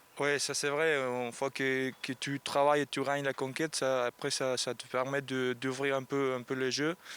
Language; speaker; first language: French; non-native, learner; Spanish